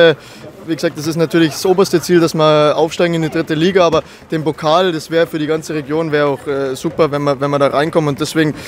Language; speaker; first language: German; native; German